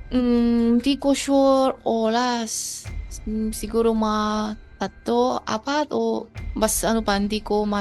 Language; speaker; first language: Filipino; non-native, learner; Chinese